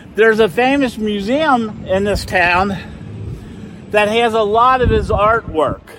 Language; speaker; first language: English; native; English